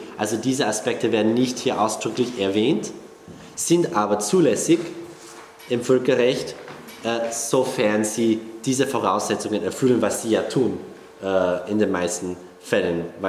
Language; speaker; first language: German; non-native, fluent; English